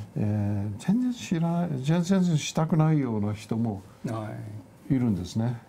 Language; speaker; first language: Japanese; non-native, fluent; English